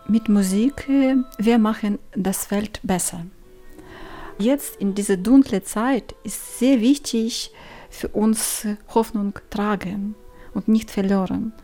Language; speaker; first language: German; non-native, learner; Ukrainian